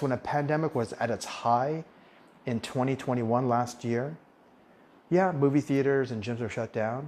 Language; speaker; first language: English; early bilingual, other home language; Min Nan Chinese